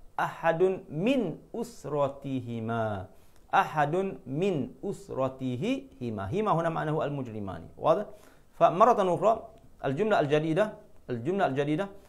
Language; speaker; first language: Arabic; non-native, fluent; Malay